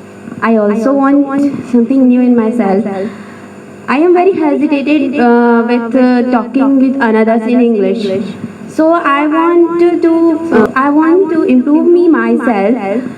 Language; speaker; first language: English; non-native, learner; Hindi